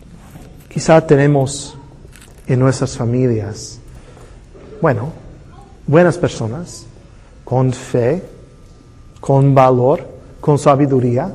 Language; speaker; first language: Spanish; non-native, fluent; English